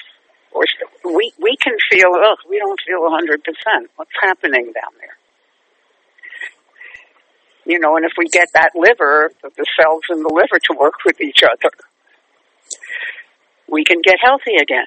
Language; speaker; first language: English; native; English